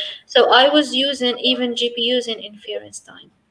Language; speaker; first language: French; non-native, local second language; Arabic